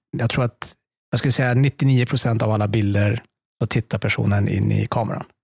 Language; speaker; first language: Swedish; early bilingual, other home language; Persian